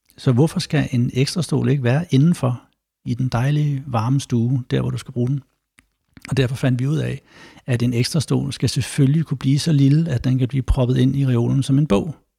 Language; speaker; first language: Danish; native; Danish